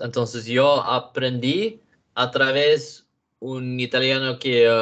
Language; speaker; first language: Spanish; non-native, learner; Swedish